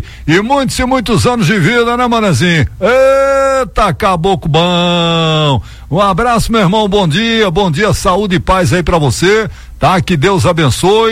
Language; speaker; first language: Portuguese; native; Portuguese